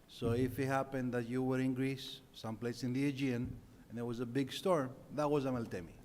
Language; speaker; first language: English; non-native, fluent; Greek